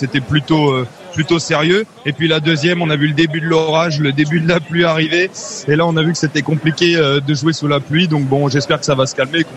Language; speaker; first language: French; native; French